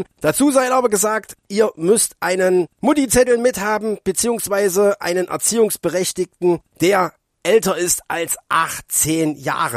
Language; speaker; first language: German; native; German